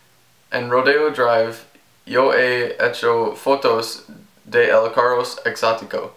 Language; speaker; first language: Spanish; non-native, learner; English